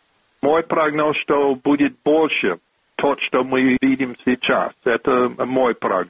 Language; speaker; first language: Russian; non-native, fluent; English